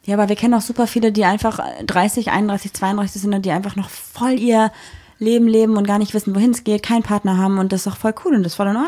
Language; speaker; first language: German; native; German